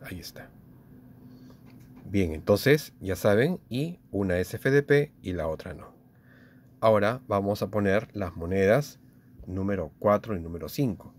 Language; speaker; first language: Spanish; native; Spanish